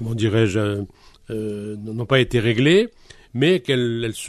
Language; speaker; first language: French; native; French